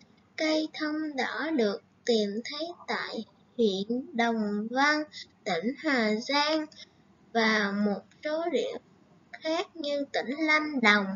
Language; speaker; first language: Vietnamese; native; Vietnamese